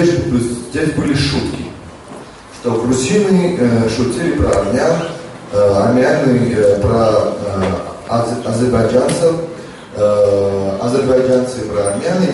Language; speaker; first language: Russian; non-native, fluent; Georgian